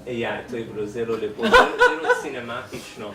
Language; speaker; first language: Slovenian; non-native, learner; English